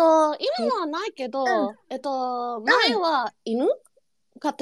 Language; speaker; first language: Japanese; non-native, learner; English